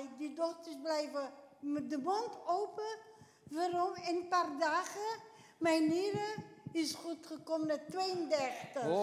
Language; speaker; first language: Dutch; non-native, local second language; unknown